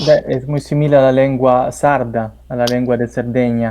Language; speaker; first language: Spanish; non-native, learner; Italian